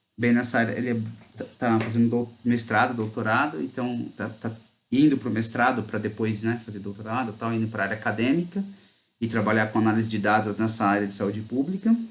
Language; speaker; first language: Portuguese; native; Portuguese